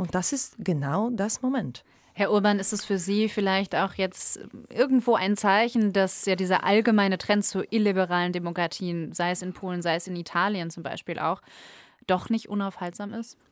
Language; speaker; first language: German; native; German